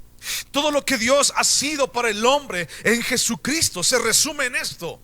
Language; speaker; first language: Spanish; native; Spanish